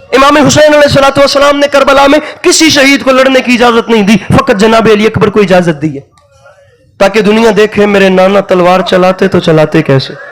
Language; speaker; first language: Urdu; non-native, local second language; Punjabi